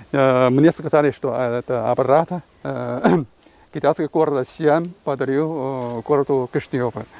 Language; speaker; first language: Russian; non-native, fluent; Chinese